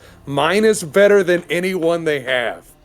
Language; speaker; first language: English; native; English